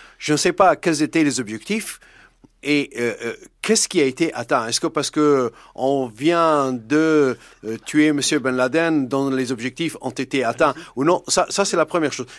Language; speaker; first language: French; non-native, fluent; Persian